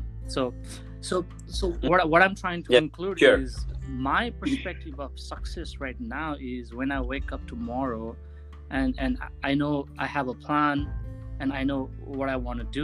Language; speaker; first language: English; non-native, local second language; Nepali